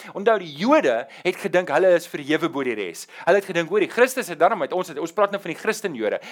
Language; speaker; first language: Afrikaans; native; Afrikaans